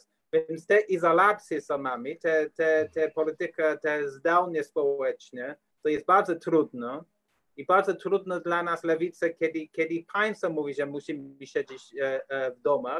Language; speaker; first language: Polish; non-native, learner; English